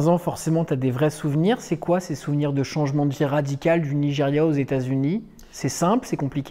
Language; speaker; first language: French; native; French